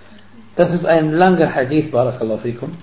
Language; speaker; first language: German; non-native, fluent; Arabic